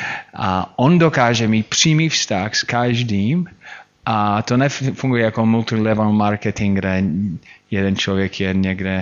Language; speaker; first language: Czech; non-native, fluent; English